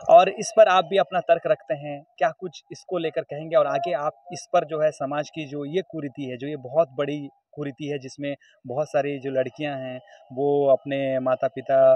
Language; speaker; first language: Hindi; native; Hindi